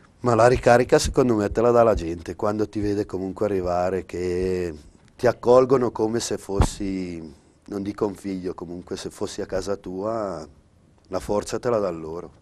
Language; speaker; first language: Italian; native; Italian